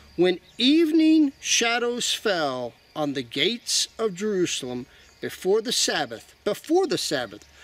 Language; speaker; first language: English; native; English